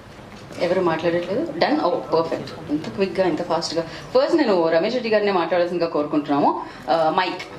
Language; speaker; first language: Telugu; native; Telugu